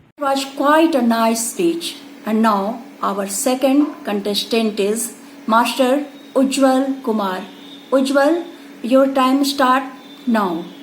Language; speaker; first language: English; non-native, local second language; Hindi